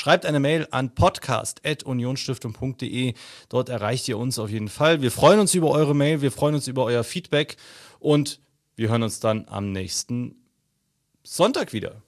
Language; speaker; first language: German; native; German